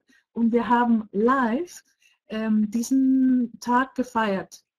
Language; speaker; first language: German; non-native, fluent; Greek